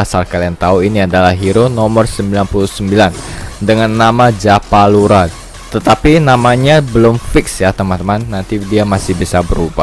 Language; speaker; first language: Indonesian; native; Indonesian